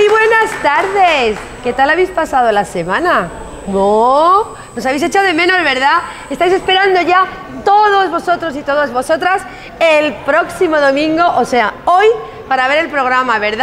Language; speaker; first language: Spanish; native; Spanish